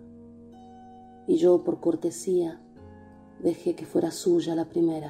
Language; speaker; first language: Spanish; native; Spanish